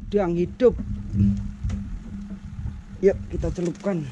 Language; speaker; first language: Malay; native; Malay